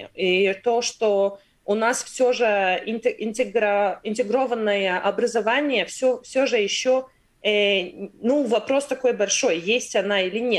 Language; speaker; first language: Russian; non-native, local second language; Latvian